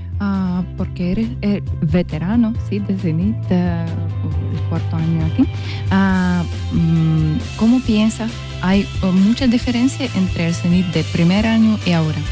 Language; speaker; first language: Spanish; non-native, learner; Russian